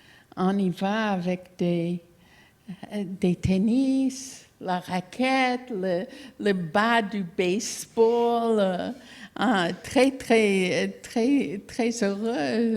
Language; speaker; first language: French; non-native, fluent; English